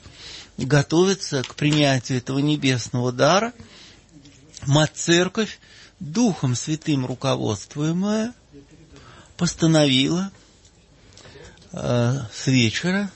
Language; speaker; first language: Russian; native; Russian